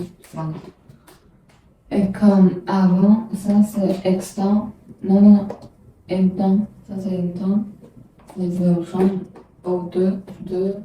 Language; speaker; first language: French; non-native, learner; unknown